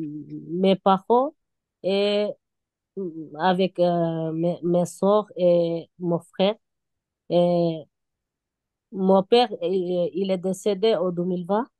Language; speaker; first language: French; non-native, learner; Bangla